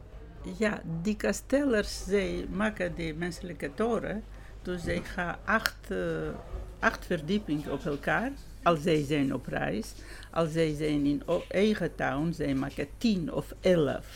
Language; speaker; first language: Dutch; non-native, fluent; Georgian